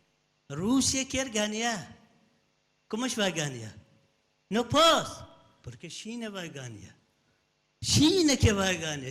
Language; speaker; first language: Portuguese; non-native, learner; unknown